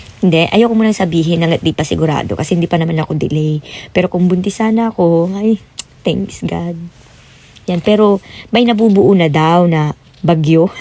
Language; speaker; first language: Filipino; native; Filipino